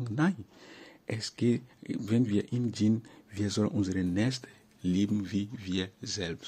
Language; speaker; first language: German; non-native, fluent; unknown